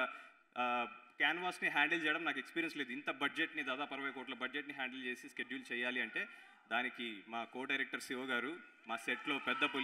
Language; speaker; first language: Telugu; native; Telugu